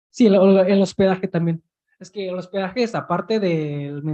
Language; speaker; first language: Spanish; early bilingual, heritage; Spanish